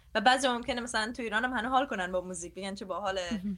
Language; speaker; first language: Persian; early bilingual, other home language; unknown